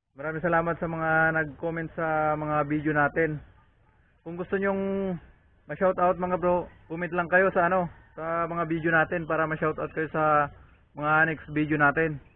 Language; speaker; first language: Filipino; non-native, local second language; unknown